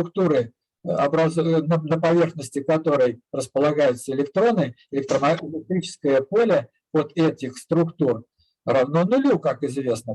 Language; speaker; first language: Russian; native; Russian